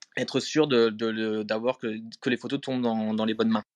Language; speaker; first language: French; native; French